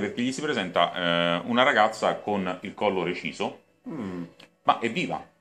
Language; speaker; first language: Italian; native; Italian